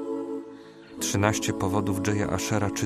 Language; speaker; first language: Polish; native; Polish